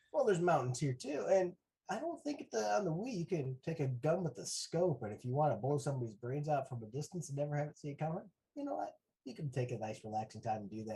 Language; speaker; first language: English; native; English